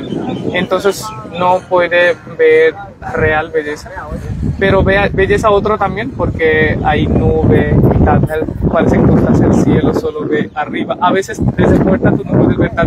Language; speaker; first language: Spanish; non-native, learner; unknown